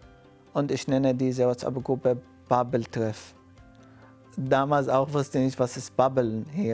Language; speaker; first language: German; non-native, fluent; Arabic